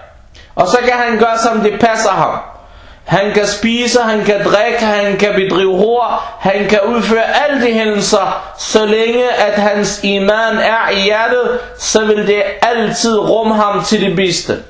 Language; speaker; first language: Danish; early bilingual, other home language; Arabic